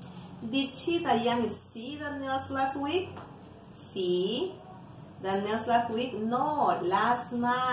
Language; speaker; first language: English; non-native, fluent; Spanish